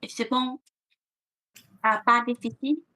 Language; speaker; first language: French; non-native, learner; Vietnamese